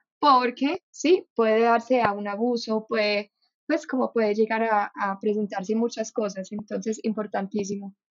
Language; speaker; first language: Spanish; non-native, fluent; German